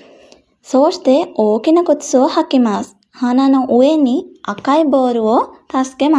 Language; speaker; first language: Japanese; non-native, fluent; Sinhala